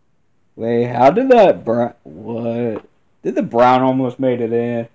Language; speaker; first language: English; native; English